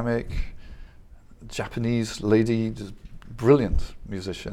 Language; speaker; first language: English; native; English